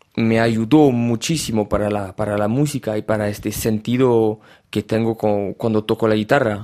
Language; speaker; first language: Spanish; early bilingual, heritage; French